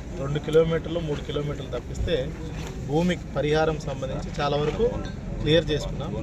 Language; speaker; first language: Telugu; native; Telugu